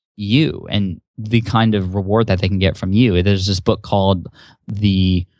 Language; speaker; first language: English; early bilingual, other home language; Filipino